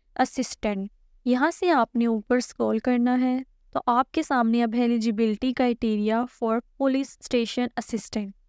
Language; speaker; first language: Urdu; native; Urdu